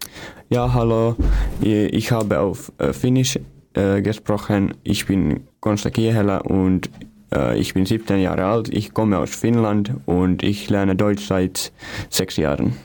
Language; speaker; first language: German; non-native, learner; Finnish